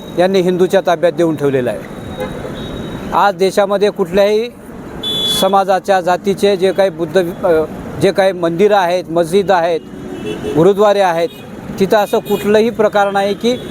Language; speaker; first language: Marathi; native; Marathi